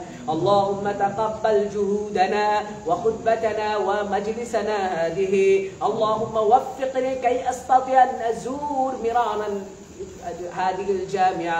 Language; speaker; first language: Arabic; non-native, fluent; Bangla